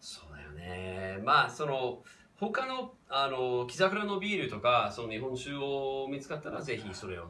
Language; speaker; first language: Japanese; non-native, fluent; English